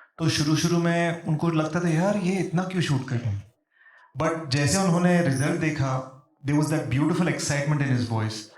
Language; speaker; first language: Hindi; non-native, fluent; Telugu